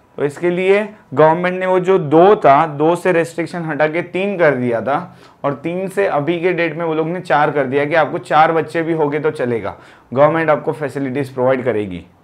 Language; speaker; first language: Hindi; non-native, local second language; Gujarati